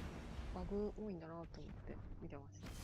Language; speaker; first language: Japanese; native; Japanese